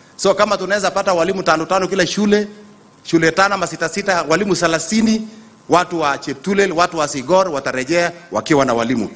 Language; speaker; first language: Swahili; non-native, local second language; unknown